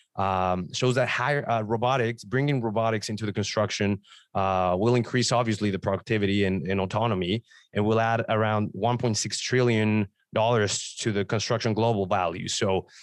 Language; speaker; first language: English; non-native, fluent; Spanish